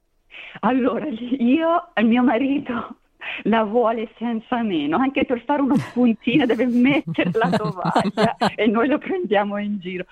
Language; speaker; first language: Italian; native; Italian